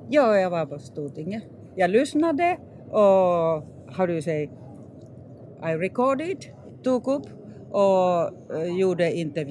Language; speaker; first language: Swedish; non-native, learner; Finnish